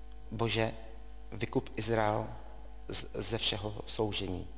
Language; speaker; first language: Czech; native; Czech